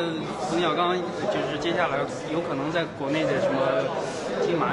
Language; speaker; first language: Chinese; native; Chinese